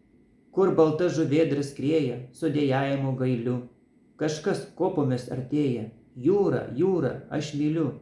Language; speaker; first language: Lithuanian; native; Lithuanian